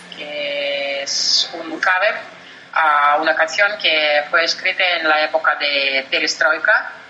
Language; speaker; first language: Spanish; non-native, fluent; Russian